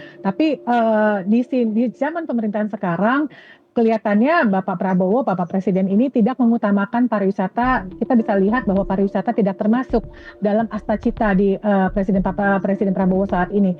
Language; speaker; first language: Indonesian; native; Indonesian